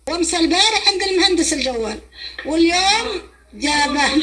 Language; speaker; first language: Arabic; native; Arabic